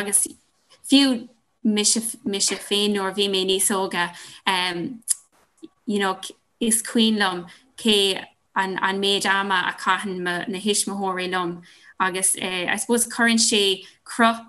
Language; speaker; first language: Irish; non-native, local second language; English